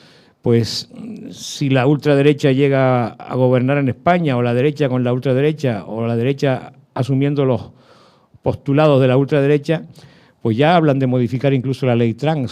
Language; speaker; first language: Spanish; native; Spanish